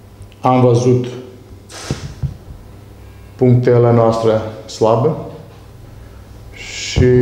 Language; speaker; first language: Romanian; non-native, learner; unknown